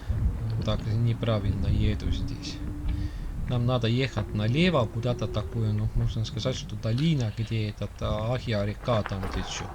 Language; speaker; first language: Russian; non-native, local second language; Estonian